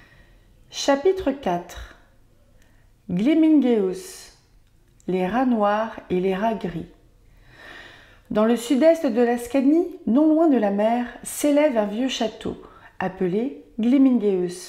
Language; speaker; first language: French; native; French